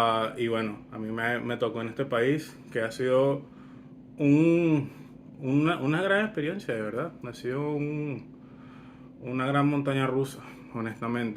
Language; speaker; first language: Spanish; early bilingual, other home language; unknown